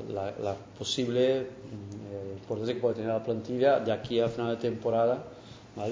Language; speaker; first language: Portuguese; non-native, learner; Spanish